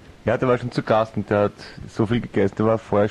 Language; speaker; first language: German; native; German